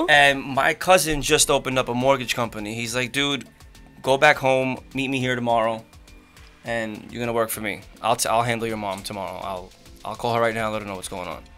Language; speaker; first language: English; native; English